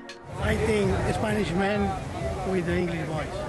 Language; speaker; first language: English; non-native, learner; Spanish